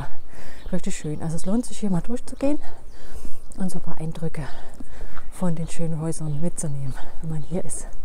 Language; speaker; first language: German; native; German